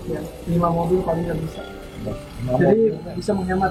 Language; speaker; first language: Indonesian; native; Indonesian